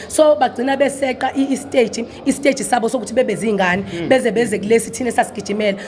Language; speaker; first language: Zulu; native; Zulu